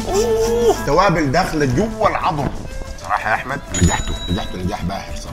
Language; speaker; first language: Arabic; native; Arabic